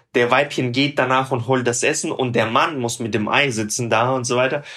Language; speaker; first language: German; non-native, fluent; Russian